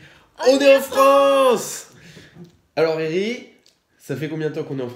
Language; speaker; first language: French; native; French